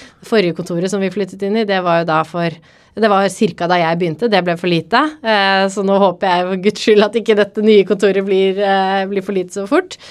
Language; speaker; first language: Norwegian; native; Norwegian